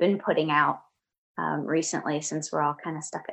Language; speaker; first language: English; native; English